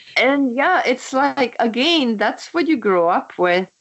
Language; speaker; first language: English; non-native, fluent; Czech